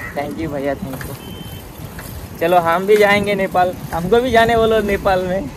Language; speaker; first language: Hindi; non-native, local second language; Bangla